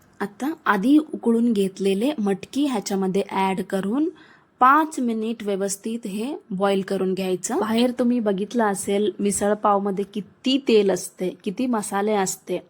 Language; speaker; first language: Marathi; non-native, local second language; Kannada